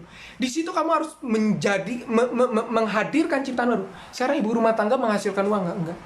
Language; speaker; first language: Indonesian; native; Indonesian